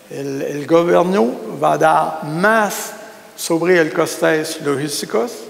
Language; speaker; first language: Spanish; non-native, learner; French